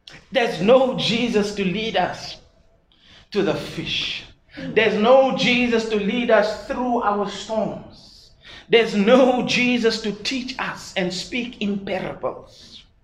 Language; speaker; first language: English; non-native, local second language; Afrikaans